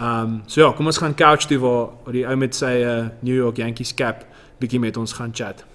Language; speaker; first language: Afrikaans; native; Afrikaans